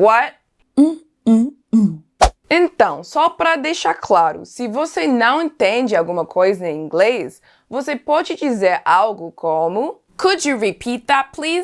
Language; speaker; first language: Portuguese; non-native, fluent; English